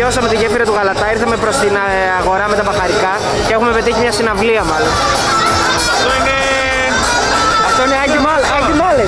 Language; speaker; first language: Greek; native; Greek